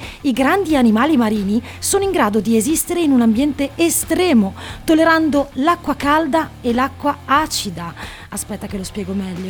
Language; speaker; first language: Italian; native; Italian